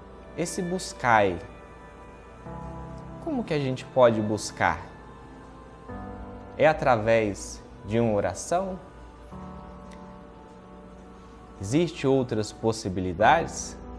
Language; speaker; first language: Portuguese; native; Portuguese